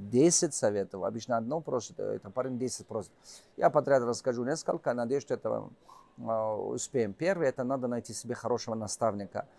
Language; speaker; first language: Russian; non-native, local second language; Tajik